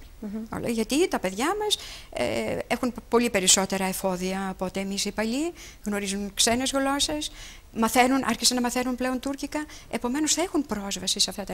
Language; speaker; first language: Greek; native; Greek